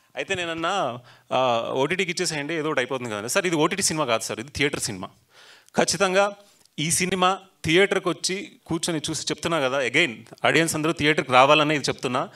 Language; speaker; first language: Telugu; native; Telugu